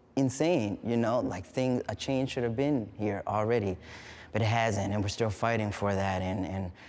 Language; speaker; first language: English; native; English